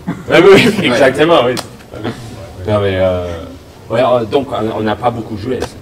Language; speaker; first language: French; non-native, learner; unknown